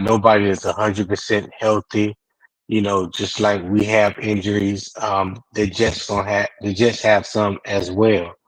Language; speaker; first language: English; native; English